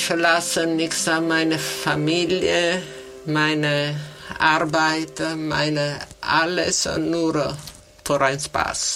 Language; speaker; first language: German; non-native, learner; Italian